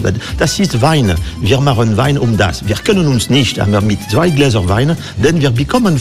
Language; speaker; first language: German; non-native, fluent; French